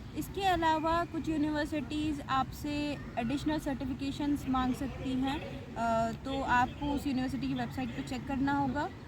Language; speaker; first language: Hindi; native; Hindi